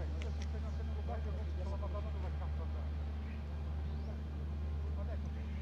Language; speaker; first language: Italian; native; Italian